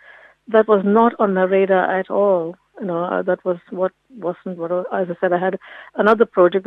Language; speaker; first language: English; native; English